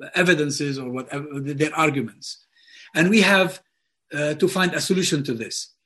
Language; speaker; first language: English; non-native, fluent; Arabic